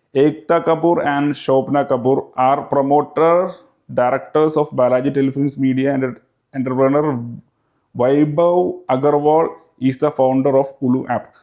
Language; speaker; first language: English; non-native, local second language; Malayalam